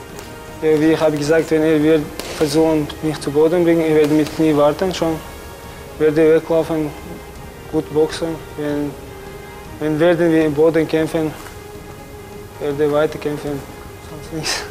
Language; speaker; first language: German; non-native, learner; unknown